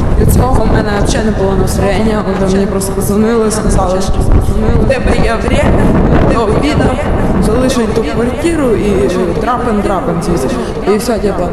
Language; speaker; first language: Ukrainian; native; Ukrainian